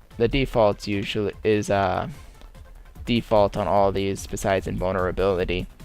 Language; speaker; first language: English; native; English